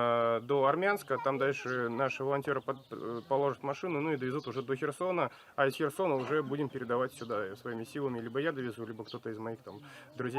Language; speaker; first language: Russian; native; Russian